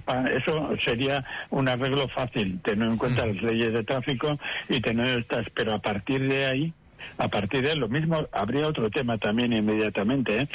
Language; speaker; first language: Spanish; native; Spanish